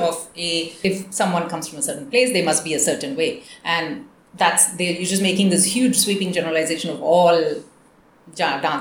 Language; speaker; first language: English; non-native, local second language; Tamil